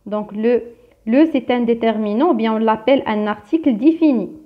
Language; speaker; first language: French; non-native, local second language; Arabic